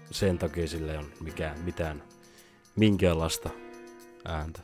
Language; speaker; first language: Finnish; native; Finnish